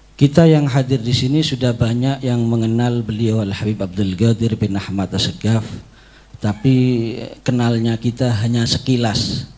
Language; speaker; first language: Indonesian; native; Indonesian